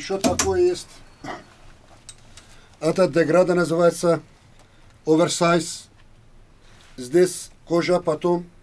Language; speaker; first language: Russian; non-native, learner; Turkish